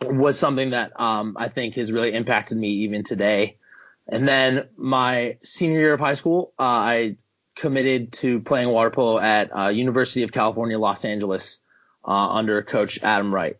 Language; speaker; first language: English; native; English